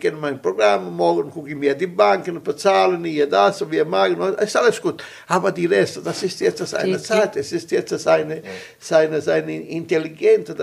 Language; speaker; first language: German; non-native, local second language; Italian